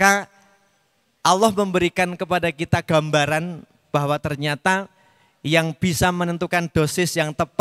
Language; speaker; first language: Indonesian; native; Indonesian